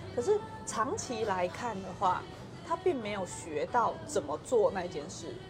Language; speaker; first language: Chinese; native; Chinese